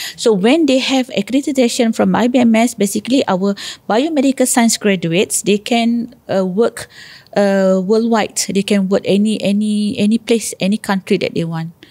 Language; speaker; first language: English; non-native, local second language; Malay